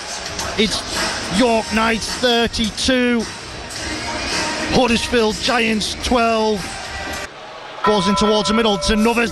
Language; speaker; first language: English; native; English